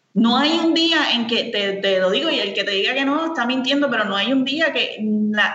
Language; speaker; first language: Spanish; native; Spanish